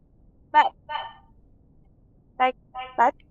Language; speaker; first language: English; non-native, learner; Vietnamese